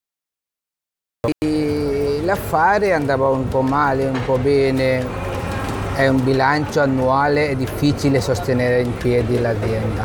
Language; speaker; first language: Italian; non-native, fluent; Bangla